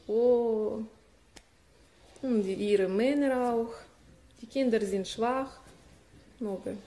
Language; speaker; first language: German; non-native, learner; Russian